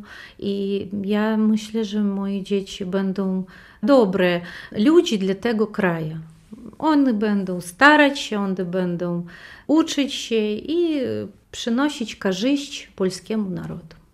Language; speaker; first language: Polish; non-native, learner; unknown